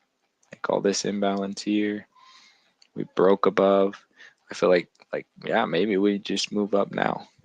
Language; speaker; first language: English; native; English